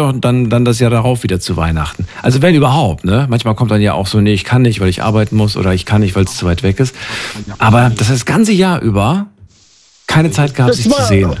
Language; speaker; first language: German; native; German